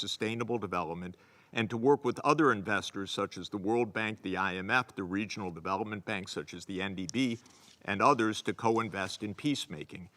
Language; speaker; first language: English; native; English